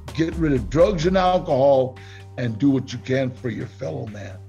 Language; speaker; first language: English; native; English